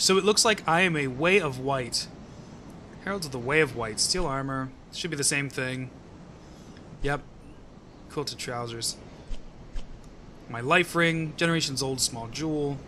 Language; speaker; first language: English; native; English